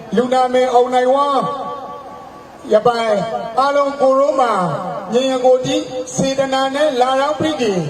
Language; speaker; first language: Burmese; native; Burmese